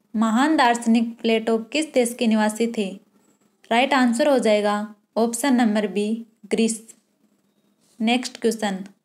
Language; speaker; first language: Hindi; native; Hindi